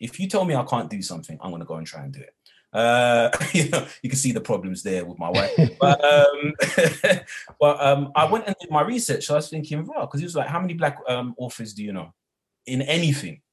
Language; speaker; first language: English; native; English